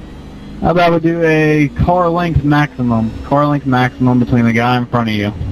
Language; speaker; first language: English; native; English